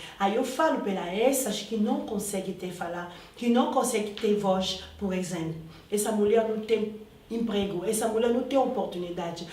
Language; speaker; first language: Portuguese; non-native, fluent; Lingala